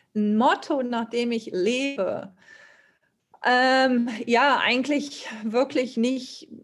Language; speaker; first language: German; native; German